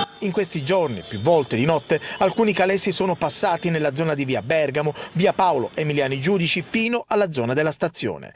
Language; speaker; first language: Italian; native; Italian